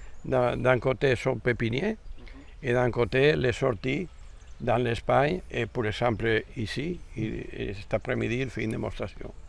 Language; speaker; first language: French; non-native, fluent; Spanish